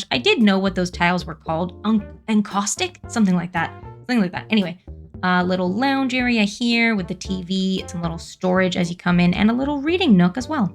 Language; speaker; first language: English; native; English